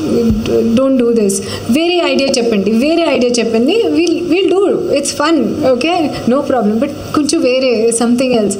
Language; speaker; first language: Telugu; non-native, learner; Hindi